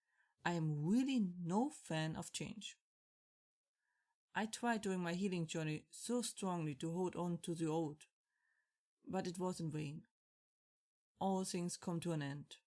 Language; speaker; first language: English; non-native, fluent; German